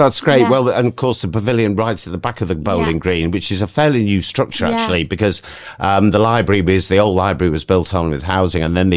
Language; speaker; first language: English; native; English